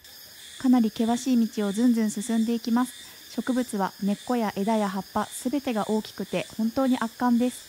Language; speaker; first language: Japanese; native; Japanese